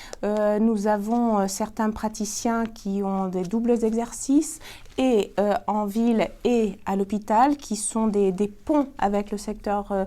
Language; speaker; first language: French; native; French